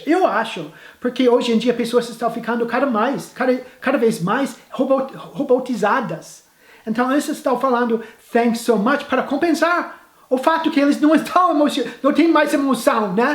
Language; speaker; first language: Portuguese; non-native, fluent; English